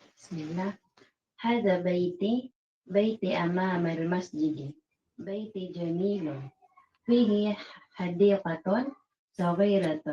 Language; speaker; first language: Arabic; non-native, learner; Filipino